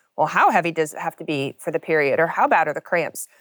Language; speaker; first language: English; native; English